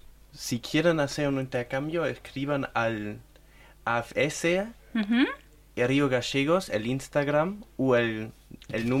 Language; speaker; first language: Spanish; non-native, fluent; German